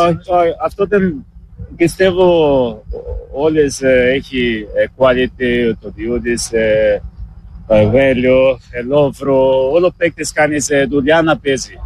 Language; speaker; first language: Greek; non-native, learner; Portuguese